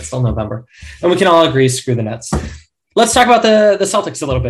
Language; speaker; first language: English; native; English